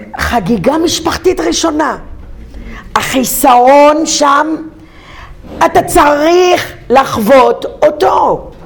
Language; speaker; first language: Hebrew; early bilingual, other home language; Arabic